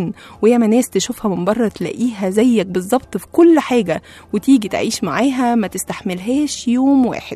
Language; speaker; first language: Arabic; native; Arabic